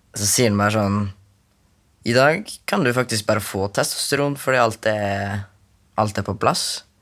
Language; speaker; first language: Norwegian; native; Norwegian